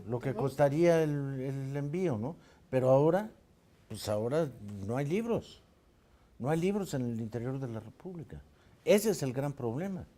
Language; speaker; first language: Spanish; native; Spanish